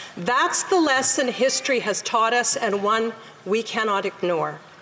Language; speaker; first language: English; native; English